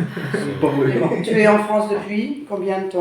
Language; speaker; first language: French; native; French